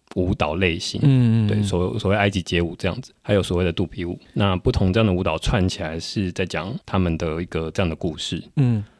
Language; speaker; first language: Chinese; non-native, local second language; Min Nan Chinese